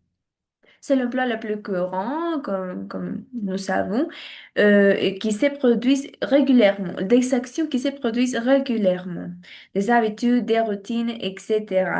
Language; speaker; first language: French; non-native, learner; Spanish